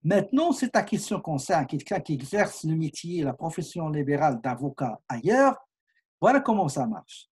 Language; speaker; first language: French; non-native, local second language; Arabic